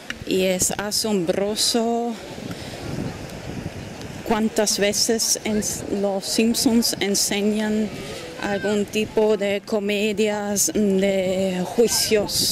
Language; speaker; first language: Spanish; non-native, fluent; German